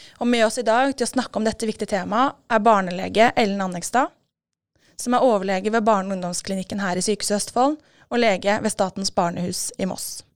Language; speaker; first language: Norwegian; native; Norwegian